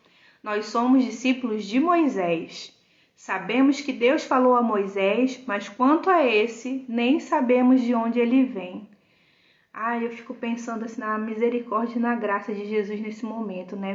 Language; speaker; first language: Portuguese; native; Portuguese